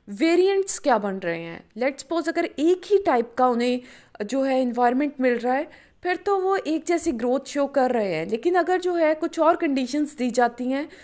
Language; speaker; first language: Urdu; non-native, local second language; Punjabi